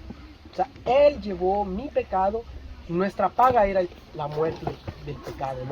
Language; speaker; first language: Spanish; native; Spanish